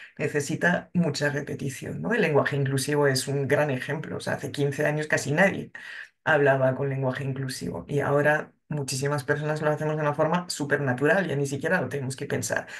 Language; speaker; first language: Spanish; non-native, fluent; French